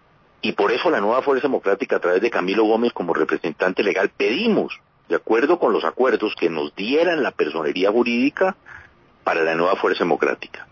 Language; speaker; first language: Spanish; native; Spanish